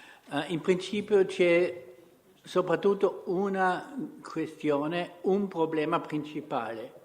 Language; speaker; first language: Italian; non-native, fluent; German